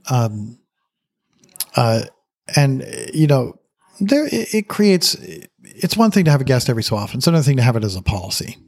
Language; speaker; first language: English; native; English